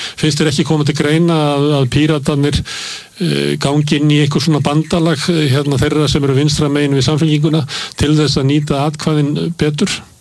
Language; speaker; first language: Icelandic; native; Icelandic